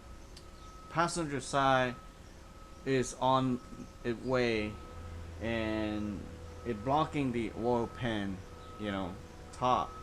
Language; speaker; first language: English; non-native, fluent; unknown